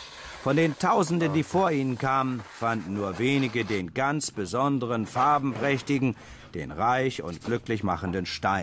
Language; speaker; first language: German; native; German